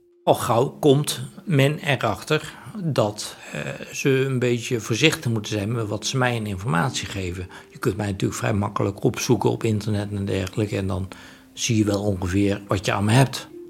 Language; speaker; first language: Dutch; native; Dutch